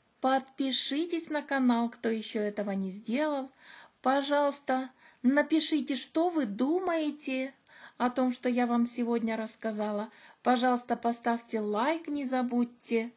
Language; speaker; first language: Russian; native; Russian